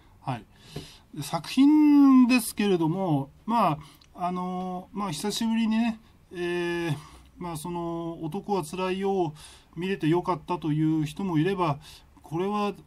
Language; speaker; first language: Japanese; native; Japanese